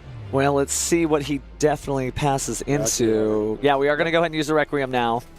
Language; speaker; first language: English; native; English